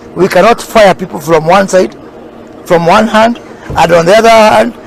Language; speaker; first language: English; non-native, local second language; Kikuyu